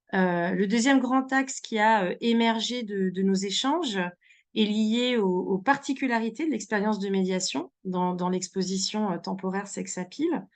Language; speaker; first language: French; native; French